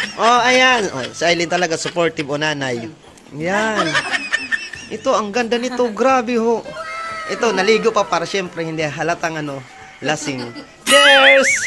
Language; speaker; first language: Filipino; non-native, local second language; Waray